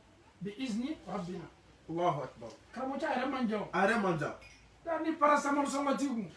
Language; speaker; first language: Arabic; non-native, fluent; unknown